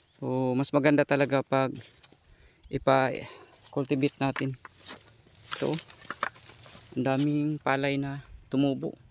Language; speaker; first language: Filipino; non-native, local second language; Cebuano